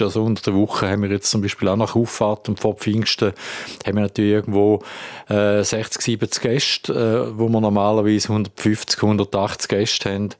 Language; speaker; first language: German; native; German